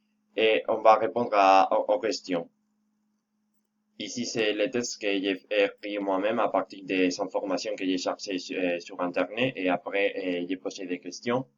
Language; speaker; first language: French; non-native, fluent; Spanish